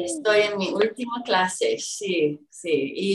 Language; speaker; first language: Spanish; non-native, fluent; English